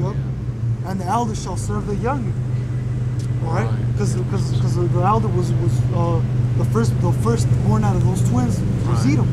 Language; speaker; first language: English; native; English